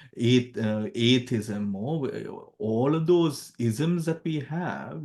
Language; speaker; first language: English; non-native, local second language; Sinhala